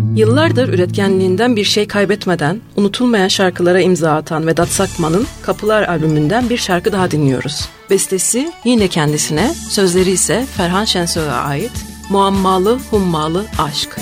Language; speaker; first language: Turkish; native; Turkish